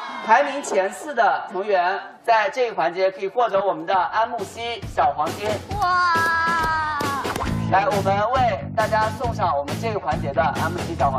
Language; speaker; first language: Chinese; native; Chinese